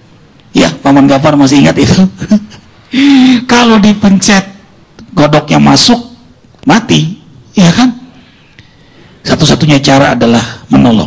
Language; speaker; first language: Indonesian; native; Indonesian